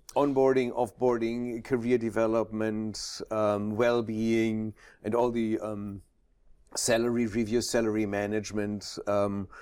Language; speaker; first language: English; non-native, fluent; German